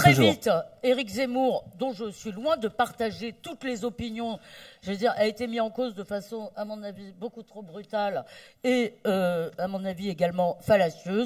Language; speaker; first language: French; native; French